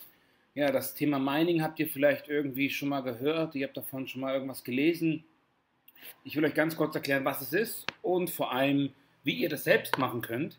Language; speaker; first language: German; native; German